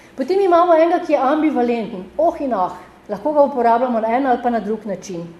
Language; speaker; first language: Slovenian; native; Slovenian